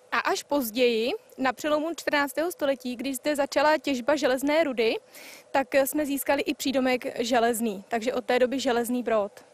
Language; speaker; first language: Czech; native; Czech